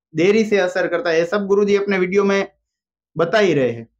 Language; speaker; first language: Hindi; non-native, local second language; Gujarati